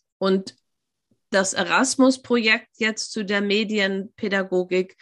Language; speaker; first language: German; native; German